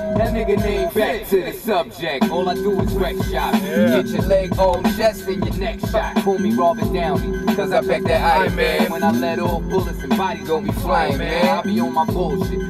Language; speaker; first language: English; native; English